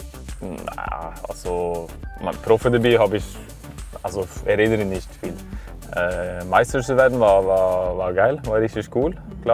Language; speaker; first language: German; non-native, fluent; Norwegian